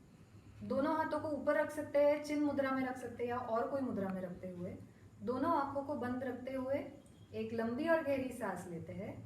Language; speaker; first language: Hindi; non-native, local second language; Marathi